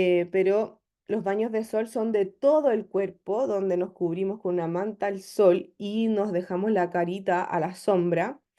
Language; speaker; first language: Spanish; native; Spanish